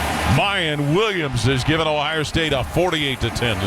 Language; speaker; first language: English; native; English